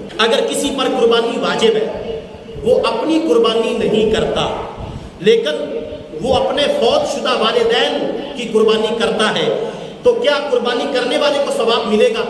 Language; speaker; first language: Urdu; non-native, local second language; Punjabi